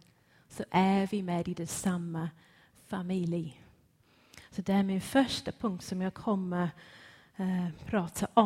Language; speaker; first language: Swedish; non-native, fluent; English